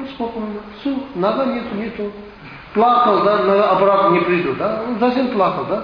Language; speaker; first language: Russian; non-native, learner; Tibetan